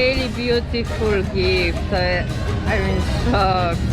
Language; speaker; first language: English; non-native, fluent; Polish